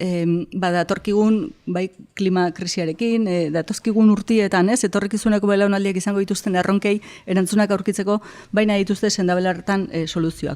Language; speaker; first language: Basque; native; Basque